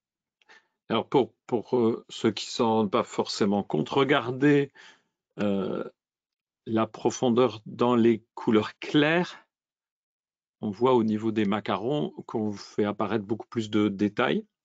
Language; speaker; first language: French; native; French